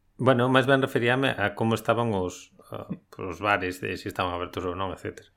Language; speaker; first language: Galician; native; Galician